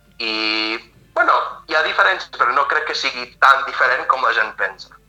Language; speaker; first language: Catalan; non-native, fluent; English